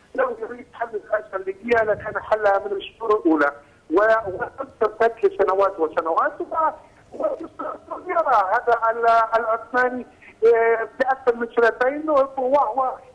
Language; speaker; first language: Arabic; native; Arabic